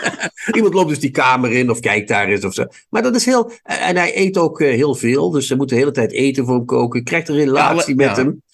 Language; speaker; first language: Dutch; native; Dutch